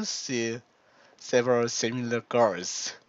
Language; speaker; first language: English; non-native, learner; Korean